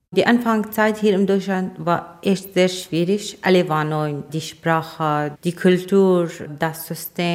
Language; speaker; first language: German; non-native, learner; Arabic